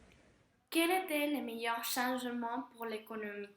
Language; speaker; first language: French; non-native, learner; Spanish